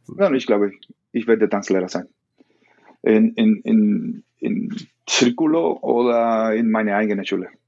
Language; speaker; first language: German; non-native, learner; Spanish